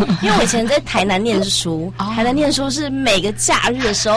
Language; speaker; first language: Chinese; native; Chinese